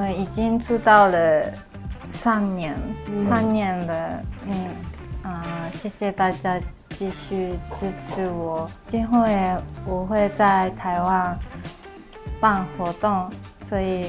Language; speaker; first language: Chinese; early bilingual, heritage; Japanese